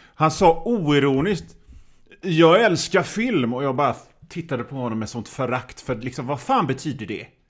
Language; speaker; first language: Swedish; native; Swedish